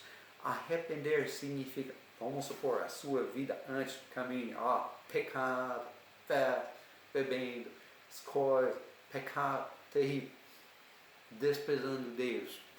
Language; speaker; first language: Portuguese; non-native, learner; English